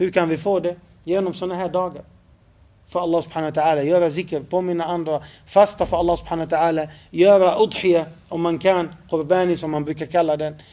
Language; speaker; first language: Swedish; non-native, fluent; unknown